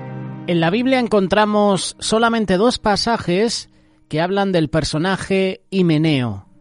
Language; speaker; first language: Spanish; native; Spanish